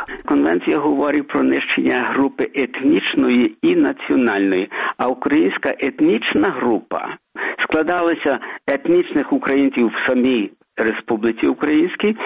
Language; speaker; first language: Ukrainian; early bilingual, heritage; Ukrainian